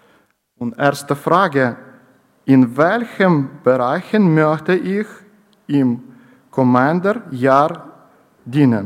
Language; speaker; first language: German; non-native, learner; Ukrainian